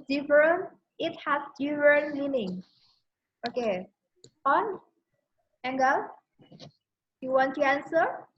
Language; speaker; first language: English; non-native, fluent; Indonesian